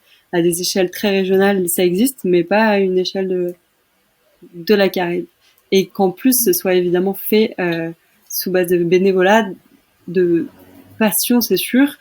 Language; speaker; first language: French; native; French